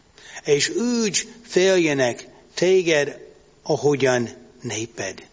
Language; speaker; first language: Hungarian; non-native, learner; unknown